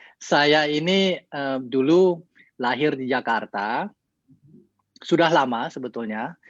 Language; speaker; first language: Indonesian; early bilingual, heritage; Indonesian